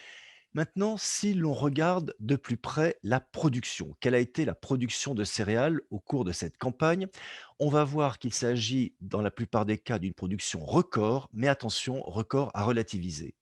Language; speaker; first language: French; native; French